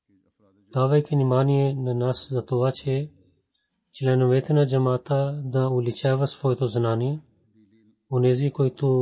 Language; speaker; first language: Bulgarian; non-native, fluent; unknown